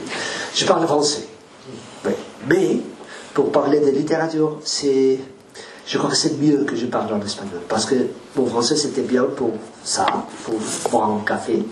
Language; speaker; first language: French; non-native, learner; Spanish